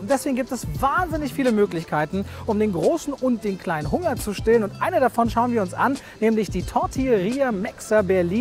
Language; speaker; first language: German; native; German